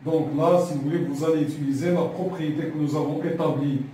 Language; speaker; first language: French; non-native, local second language; Arabic